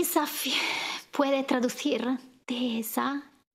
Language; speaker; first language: Spanish; non-native, fluent; Italian